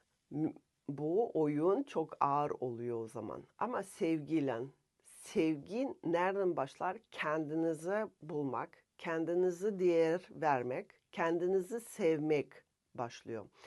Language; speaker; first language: Turkish; non-native, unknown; Russian